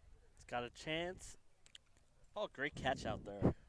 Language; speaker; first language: English; native; English